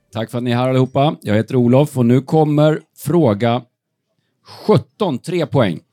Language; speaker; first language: Swedish; native; Swedish